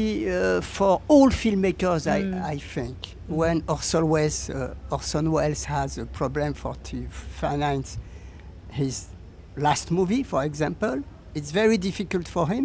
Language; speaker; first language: English; non-native, learner; French